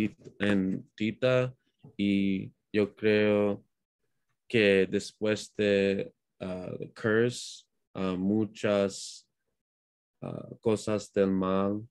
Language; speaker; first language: Spanish; non-native, learner; English